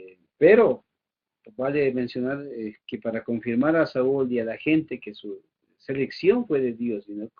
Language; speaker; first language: Spanish; native; Spanish